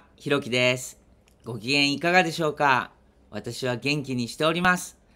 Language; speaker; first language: Japanese; native; Japanese